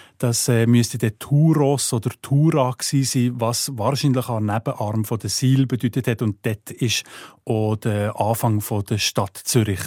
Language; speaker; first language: German; native; German